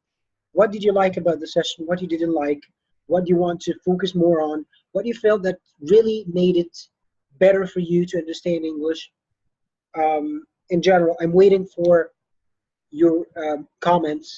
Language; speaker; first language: English; non-native, fluent; Arabic